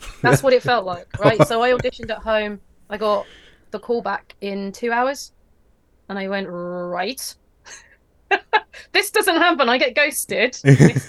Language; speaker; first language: English; native; English